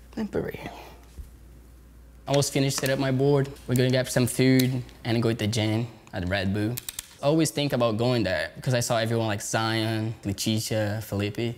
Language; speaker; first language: English; non-native, learner; Portuguese